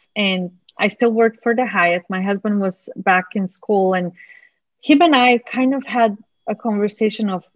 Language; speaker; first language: English; non-native, fluent; Macedonian